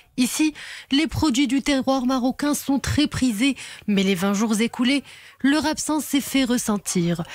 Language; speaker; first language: French; non-native, local second language; Arabic